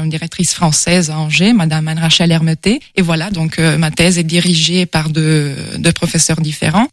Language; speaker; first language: French; non-native, fluent; Italian